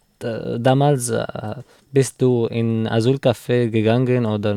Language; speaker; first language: German; non-native, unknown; Arabic